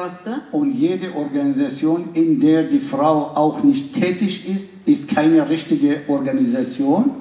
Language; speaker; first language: German; non-native, fluent; Kurdish